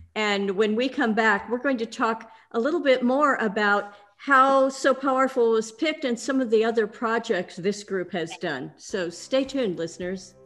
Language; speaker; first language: English; native; English